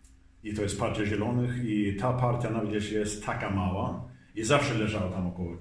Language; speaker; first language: Polish; early bilingual, heritage; Swedish